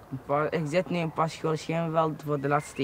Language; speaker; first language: Dutch; early bilingual, other home language; Arabic